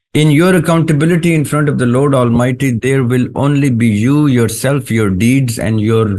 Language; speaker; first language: English; non-native, local second language; Urdu